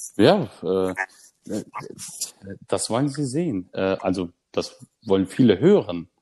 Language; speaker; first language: German; early bilingual, other home language; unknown